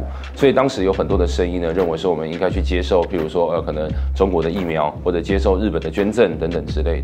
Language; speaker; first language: Chinese; native; Chinese